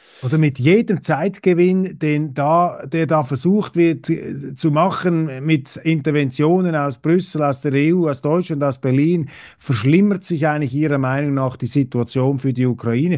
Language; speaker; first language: German; native; German